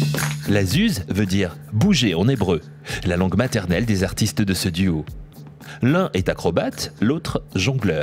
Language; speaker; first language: French; native; French